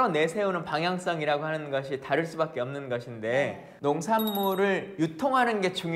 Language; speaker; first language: Korean; native; Korean